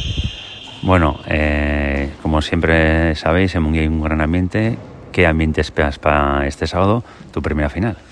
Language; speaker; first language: Spanish; native; Spanish